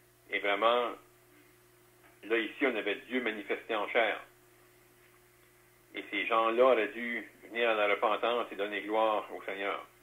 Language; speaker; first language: French; native; French